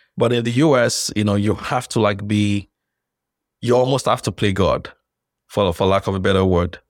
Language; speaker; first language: English; non-native, local second language; Yoruba